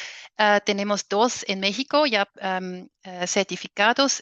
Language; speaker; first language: Spanish; non-native, fluent; German